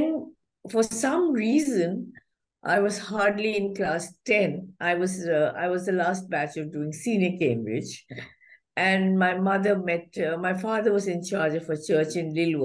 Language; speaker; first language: English; non-native, local second language; Malayalam